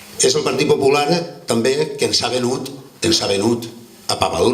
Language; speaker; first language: Catalan; native; Catalan